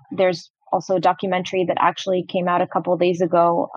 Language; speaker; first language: English; non-native, fluent; Arabic